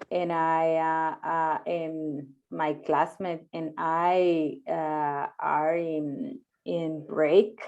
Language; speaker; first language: English; non-native, learner; Spanish